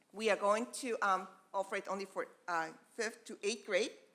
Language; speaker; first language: English; non-native, fluent; Spanish